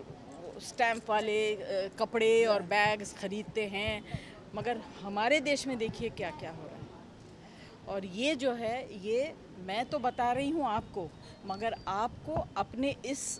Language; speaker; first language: Hindi; native; Hindi